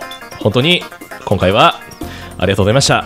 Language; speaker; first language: Japanese; native; Japanese